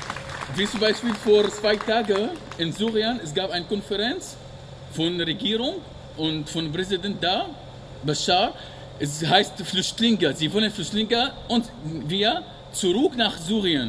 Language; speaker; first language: German; non-native, learner; Arabic